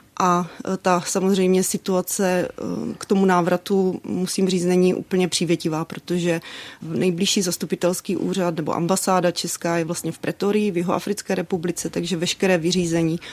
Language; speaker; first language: Czech; native; Czech